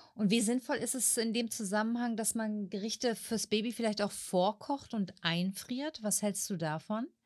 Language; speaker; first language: German; native; German